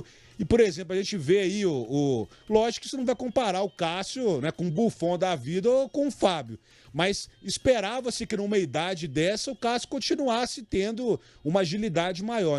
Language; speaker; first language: Portuguese; native; Portuguese